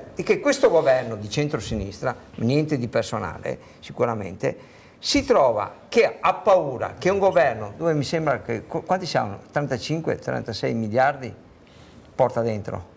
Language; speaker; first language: Italian; native; Italian